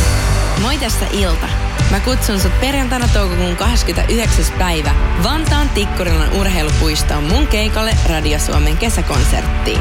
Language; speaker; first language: Finnish; native; Finnish